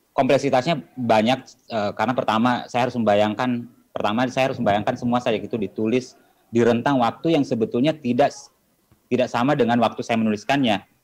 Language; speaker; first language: Indonesian; non-native, local second language; Buginese